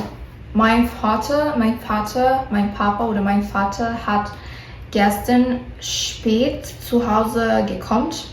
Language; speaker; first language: German; non-native, learner; Portuguese